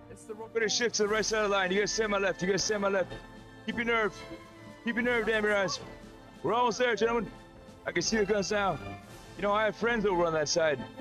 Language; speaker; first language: English; native; English